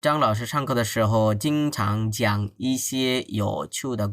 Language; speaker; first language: Chinese; non-native, fluent; Bangla